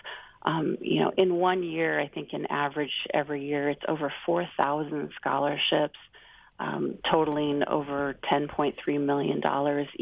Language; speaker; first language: English; native; English